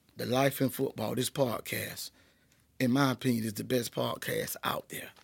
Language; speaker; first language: English; native; English